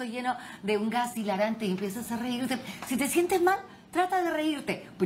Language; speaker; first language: Spanish; native; Spanish